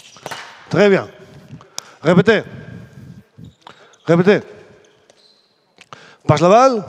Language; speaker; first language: French; non-native, fluent; Spanish